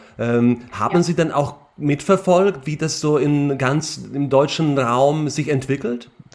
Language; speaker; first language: German; non-native, fluent; Slovak